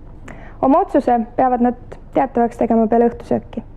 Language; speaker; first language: Estonian; native; Estonian